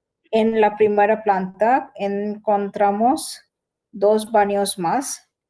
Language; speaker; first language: Spanish; non-native, learner; Bangla